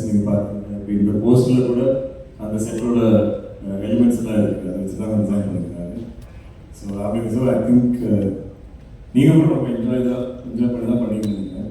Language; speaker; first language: Tamil; non-native, fluent; Malayalam